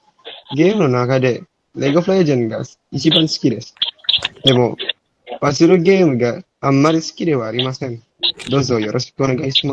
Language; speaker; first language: Japanese; non-native, learner; Indonesian